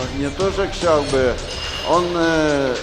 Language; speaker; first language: Polish; non-native, learner; Ukrainian